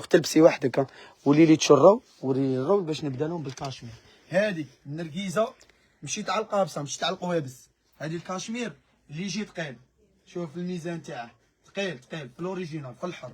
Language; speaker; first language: Arabic; native; Arabic